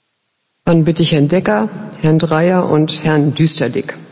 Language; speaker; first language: German; native; German